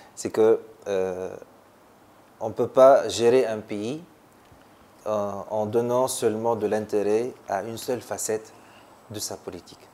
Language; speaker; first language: French; non-native, local second language; Arabic